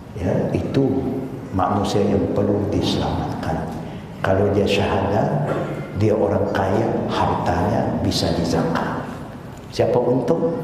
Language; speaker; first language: Malay; non-native, local second language; Chinese